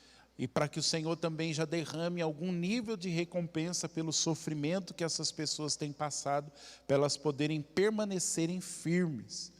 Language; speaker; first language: Portuguese; native; Portuguese